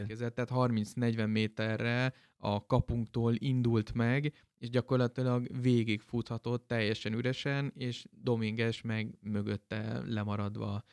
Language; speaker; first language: Hungarian; native; Hungarian